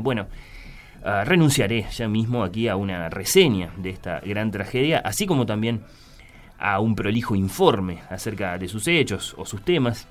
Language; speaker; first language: Spanish; native; Spanish